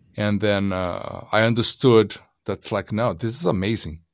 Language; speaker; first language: English; non-native, fluent; Portuguese